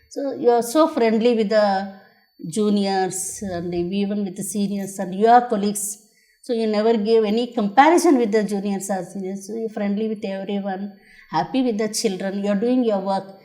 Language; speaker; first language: English; non-native, local second language; Kannada